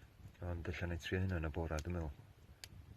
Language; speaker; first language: Welsh; native; Welsh